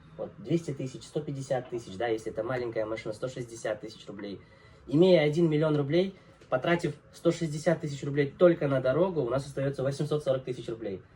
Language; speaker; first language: Russian; non-native, local second language; Uzbek